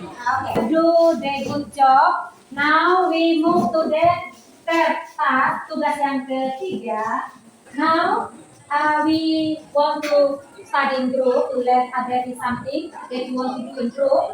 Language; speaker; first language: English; non-native, learner; Indonesian